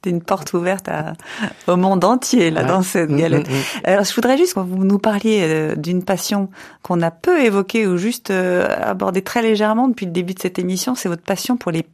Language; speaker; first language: French; native; French